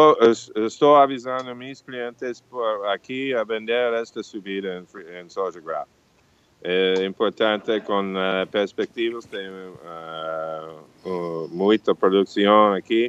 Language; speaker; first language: Portuguese; non-native, fluent; English